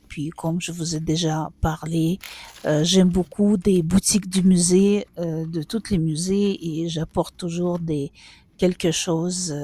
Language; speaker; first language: French; non-native, fluent; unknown